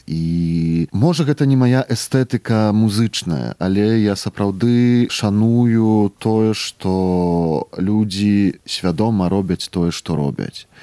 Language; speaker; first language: Belarusian; native; Belarusian